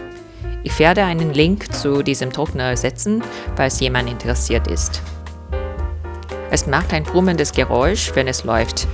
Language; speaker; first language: German; non-native, fluent; Korean